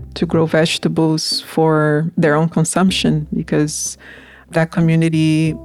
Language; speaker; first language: English; non-native, fluent; Portuguese